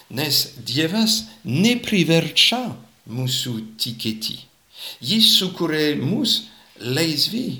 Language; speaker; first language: Lithuanian; non-native, fluent; French